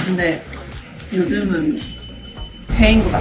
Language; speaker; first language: Korean; non-native, fluent; Swedish